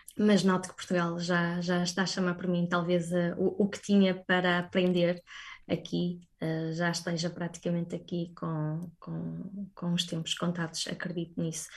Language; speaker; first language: Portuguese; native; Portuguese